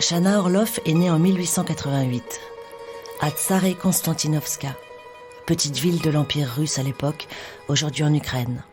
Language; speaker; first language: French; native; French